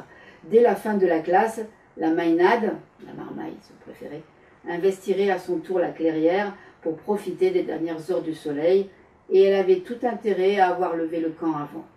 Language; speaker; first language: French; native; French